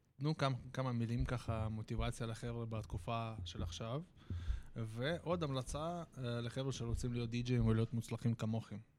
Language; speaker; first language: Hebrew; native; Hebrew